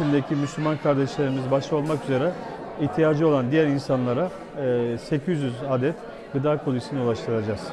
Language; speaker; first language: Turkish; native; Turkish